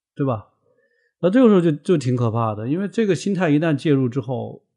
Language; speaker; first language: Chinese; native; Chinese